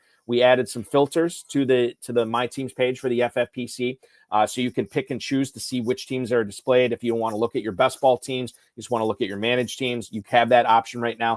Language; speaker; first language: English; native; English